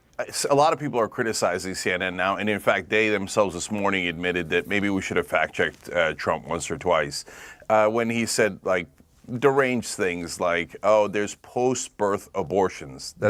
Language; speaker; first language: English; native; English